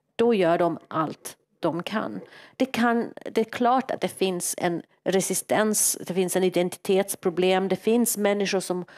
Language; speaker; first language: Swedish; non-native, fluent; English